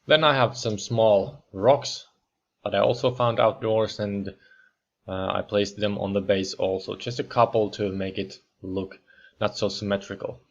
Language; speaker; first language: English; non-native, fluent; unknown